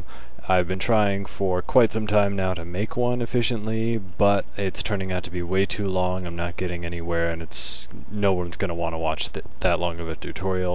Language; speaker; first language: English; native; English